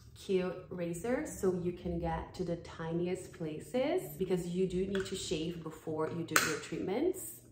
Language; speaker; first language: English; non-native, fluent; Portuguese